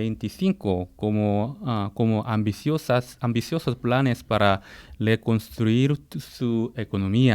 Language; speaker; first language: Spanish; non-native, fluent; Korean